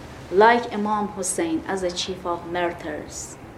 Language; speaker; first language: English; non-native, fluent; Persian